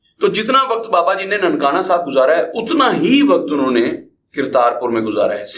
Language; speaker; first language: Urdu; non-native, local second language; Punjabi